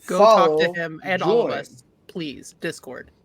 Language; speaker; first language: English; native; English